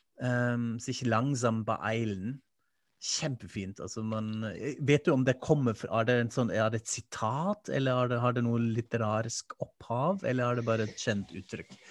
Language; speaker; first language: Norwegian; non-native, fluent; German